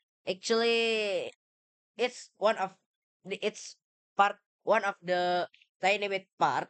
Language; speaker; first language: English; non-native, learner; Indonesian